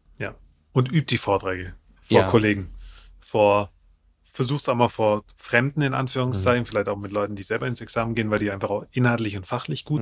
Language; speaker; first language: German; native; German